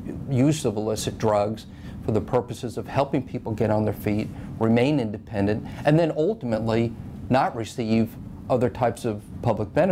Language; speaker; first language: English; native; English